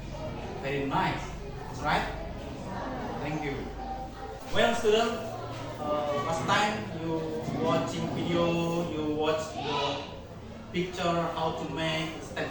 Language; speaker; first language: English; non-native, learner; Indonesian